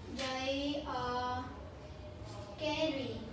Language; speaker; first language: English; non-native, learner; Vietnamese